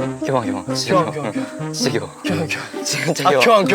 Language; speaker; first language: Korean; non-native, learner; Japanese